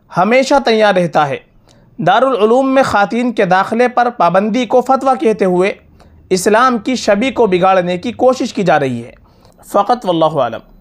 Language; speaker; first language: Urdu; native; Urdu